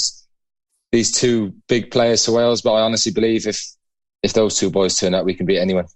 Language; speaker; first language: English; native; English